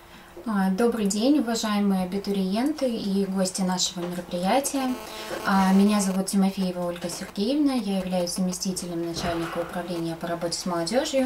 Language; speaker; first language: Russian; native; Russian